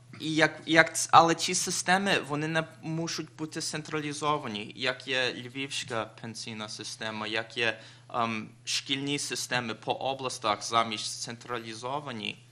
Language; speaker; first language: Ukrainian; early bilingual, heritage; Ukrainian